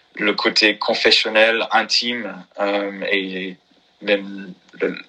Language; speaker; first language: French; non-native, fluent; English